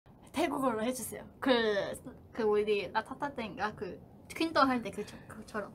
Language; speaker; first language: Korean; non-native, fluent; Chinese